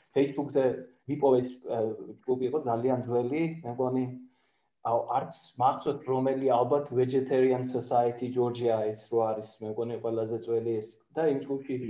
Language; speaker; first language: Georgian; non-native, fluent; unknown